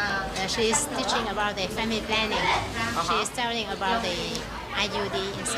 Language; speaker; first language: English; non-native, learner; Vietnamese